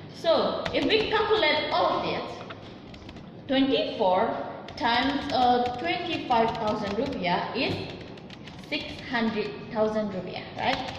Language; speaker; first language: English; non-native, learner; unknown